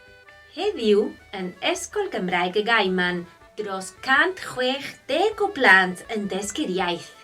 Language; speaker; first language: Welsh; non-native, local second language; Spanish